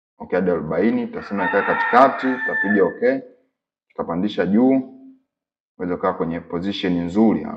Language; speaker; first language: Swahili; native; Swahili